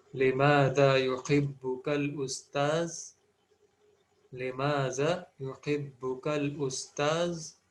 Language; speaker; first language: Arabic; non-native, fluent; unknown